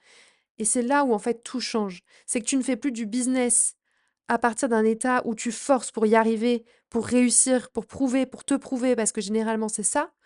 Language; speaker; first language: French; native; French